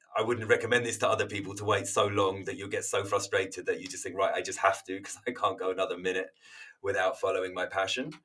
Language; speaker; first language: English; native; English